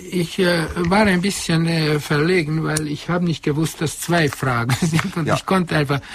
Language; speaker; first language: German; non-native, fluent; Hungarian